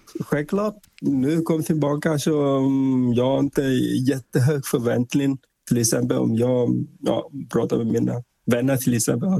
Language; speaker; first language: Swedish; non-native, fluent; Vietnamese